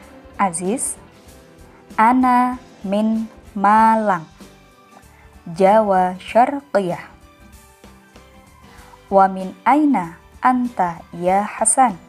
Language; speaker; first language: Arabic; non-native, fluent; Indonesian